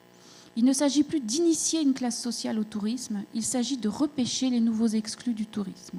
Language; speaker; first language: French; native; French